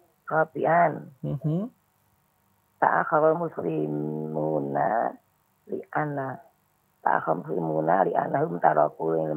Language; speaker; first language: Arabic; non-native, learner; Indonesian